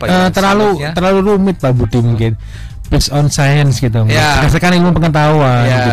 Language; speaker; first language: Indonesian; native; Indonesian